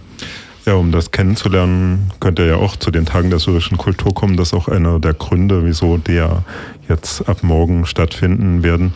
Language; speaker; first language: German; native; German